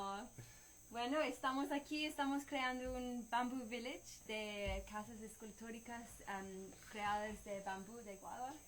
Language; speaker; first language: Spanish; non-native, fluent; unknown